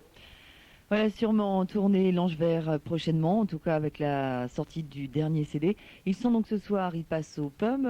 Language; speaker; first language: French; native; French